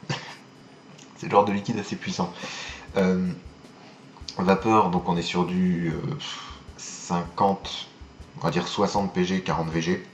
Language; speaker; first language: French; native; French